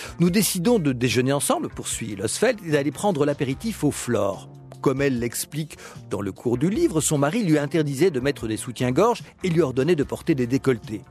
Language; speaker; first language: French; native; French